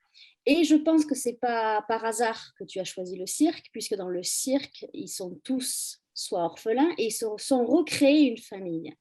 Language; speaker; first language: French; native; French